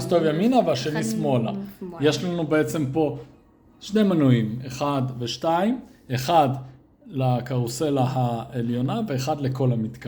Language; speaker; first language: Hebrew; native; Hebrew